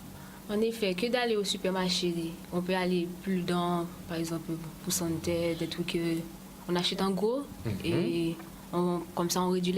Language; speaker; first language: French; native; French